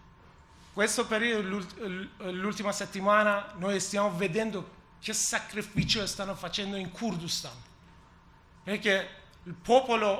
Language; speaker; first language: Italian; non-native, learner; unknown